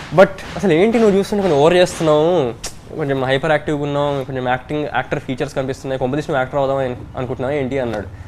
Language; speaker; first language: Telugu; early bilingual, heritage; Telugu